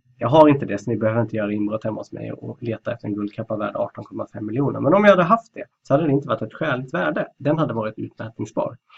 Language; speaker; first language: Swedish; native; Swedish